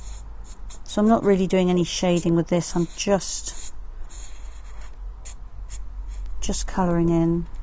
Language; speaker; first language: English; native; English